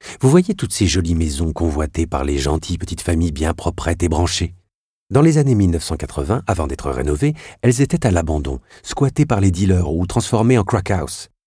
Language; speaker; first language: French; native; French